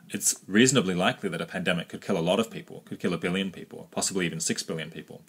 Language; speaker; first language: English; native; English